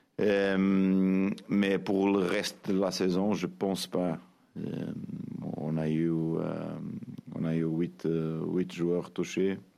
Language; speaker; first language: French; non-native, fluent; Portuguese